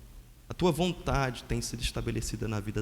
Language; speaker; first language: Portuguese; native; Portuguese